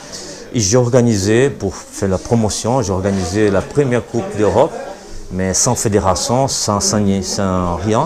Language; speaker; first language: French; non-native, learner; Portuguese